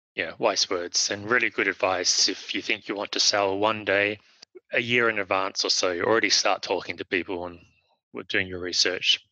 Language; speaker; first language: English; native; English